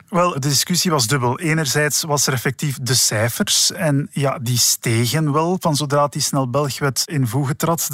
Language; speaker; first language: Dutch; native; Dutch